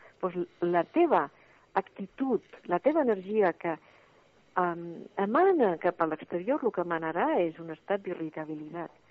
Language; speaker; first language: Catalan; non-native, local second language; Spanish